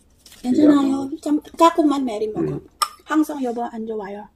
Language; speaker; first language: Korean; non-native, learner; Filipino